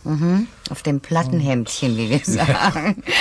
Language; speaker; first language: German; native; German